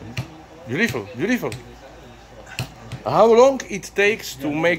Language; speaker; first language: English; non-native, learner; Czech